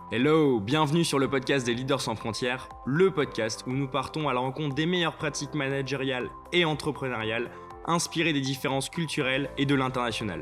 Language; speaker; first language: French; native; French